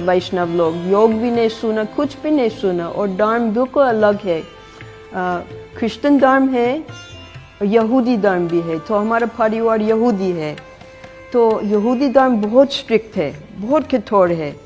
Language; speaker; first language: Hindi; non-native, fluent; English